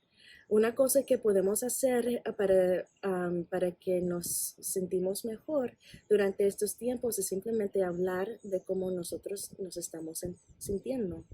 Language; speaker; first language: Spanish; non-native, fluent; English